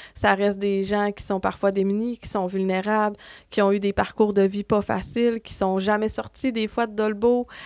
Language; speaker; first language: French; native; French